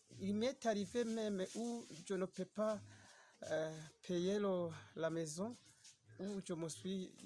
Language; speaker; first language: French; non-native, local second language; Rundi